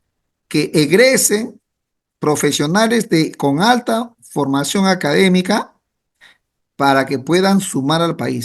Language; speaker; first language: Spanish; native; Spanish